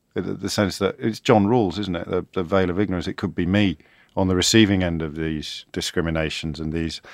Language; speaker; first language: English; native; English